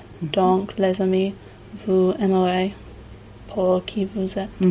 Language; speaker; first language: French; non-native, learner; English